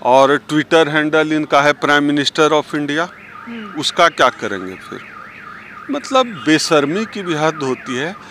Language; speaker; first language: Hindi; native; Hindi